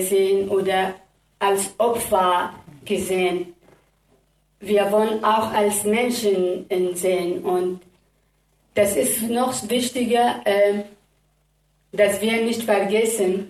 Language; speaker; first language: German; non-native, learner; Kurdish